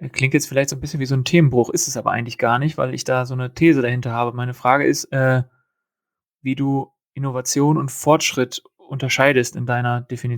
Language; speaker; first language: German; native; German